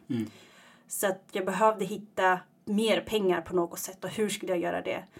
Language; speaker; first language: Swedish; early bilingual, other home language; Tigrinya